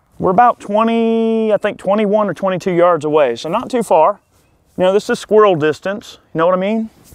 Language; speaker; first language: English; native; English